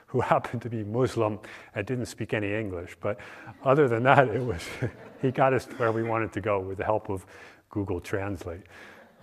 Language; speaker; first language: English; native; English